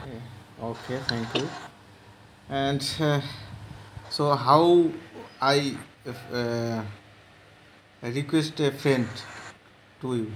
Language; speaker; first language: English; non-native, learner; Bangla